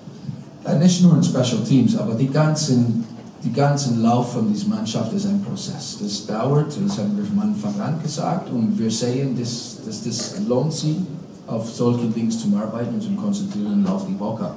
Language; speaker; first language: German; non-native, learner; English